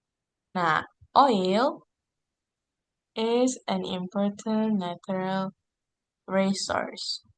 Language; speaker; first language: English; non-native, fluent; Indonesian